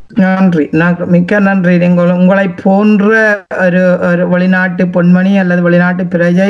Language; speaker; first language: Tamil; native; Tamil